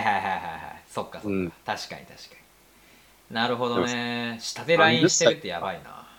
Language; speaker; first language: Japanese; native; Japanese